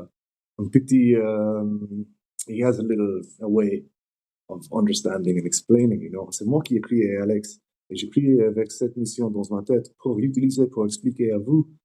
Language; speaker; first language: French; non-native, learner; English